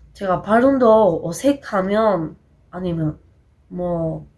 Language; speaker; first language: Korean; non-native, learner; Spanish